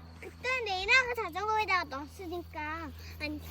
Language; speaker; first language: Korean; early bilingual, heritage; French